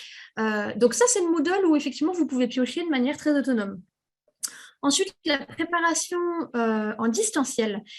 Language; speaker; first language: French; native; French